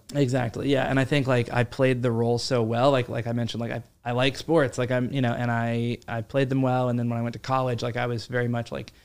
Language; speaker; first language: English; native; English